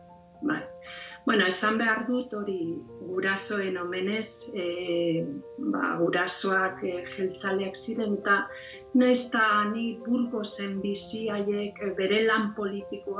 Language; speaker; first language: Basque; non-native, local second language; Spanish